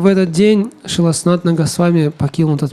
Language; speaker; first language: Russian; native; Russian